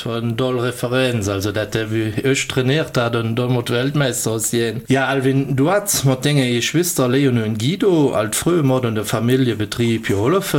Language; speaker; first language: German; native; German